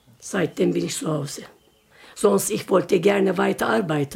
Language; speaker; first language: German; non-native, learner; Turkish